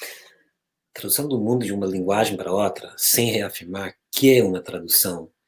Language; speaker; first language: Portuguese; non-native, fluent; English